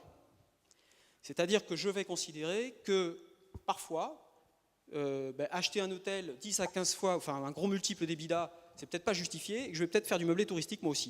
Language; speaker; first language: French; native; French